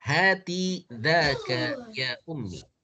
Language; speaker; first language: Arabic; non-native, fluent; Indonesian